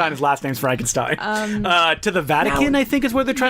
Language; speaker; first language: English; native; English